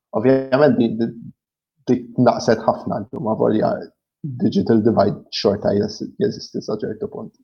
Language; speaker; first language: Maltese; early bilingual, heritage; Maltese